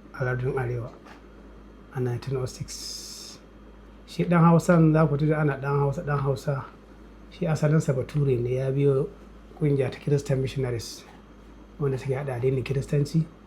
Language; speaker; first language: Hausa; native; Hausa